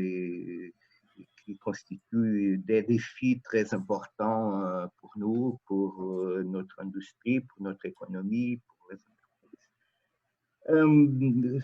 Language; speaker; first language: French; non-native, fluent; Portuguese